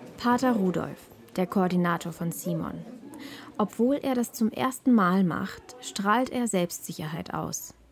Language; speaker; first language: German; early bilingual, other home language; Malayalam